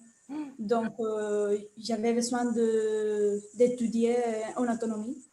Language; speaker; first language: French; non-native, learner; Spanish